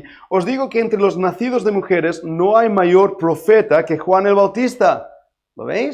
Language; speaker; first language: Spanish; native; Spanish